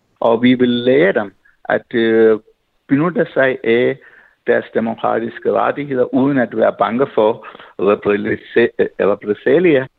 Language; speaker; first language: Danish; non-native, fluent; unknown